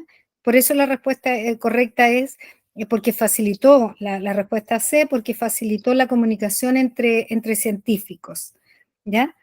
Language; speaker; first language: Spanish; native; Spanish